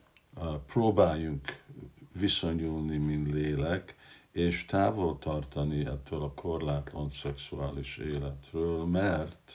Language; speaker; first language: Hungarian; non-native, fluent; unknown